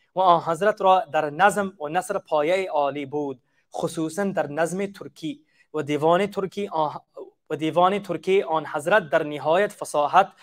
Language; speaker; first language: Persian; non-native, fluent; English